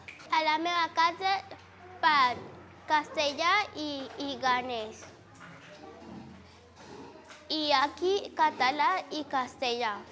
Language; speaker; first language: Catalan; non-native, local second language; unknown